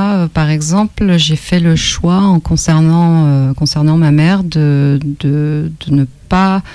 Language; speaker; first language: French; non-native, fluent; Spanish